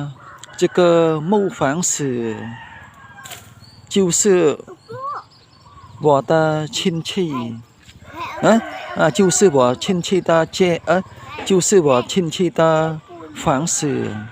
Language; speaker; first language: Chinese; non-native, learner; Khmer